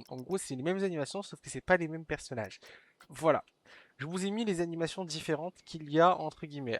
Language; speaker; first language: French; native; French